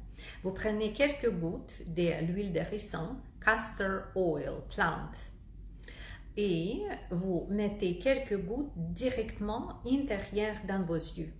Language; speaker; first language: French; non-native, fluent; Russian